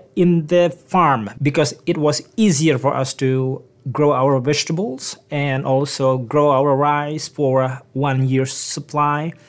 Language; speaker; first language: English; non-native, fluent; Indonesian